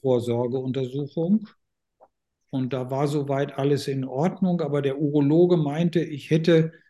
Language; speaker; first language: German; native; German